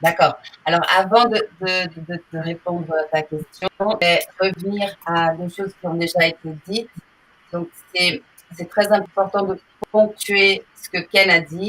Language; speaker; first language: French; non-native, fluent; Portuguese